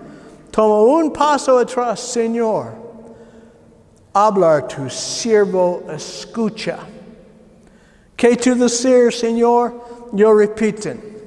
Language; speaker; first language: Spanish; non-native, learner; English